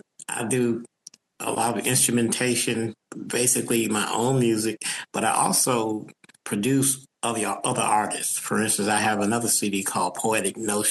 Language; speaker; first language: English; native; English